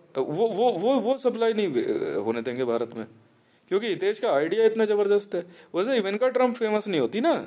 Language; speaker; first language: Hindi; native; Hindi